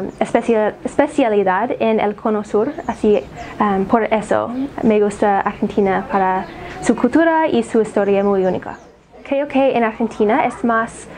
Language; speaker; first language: Spanish; non-native, fluent; English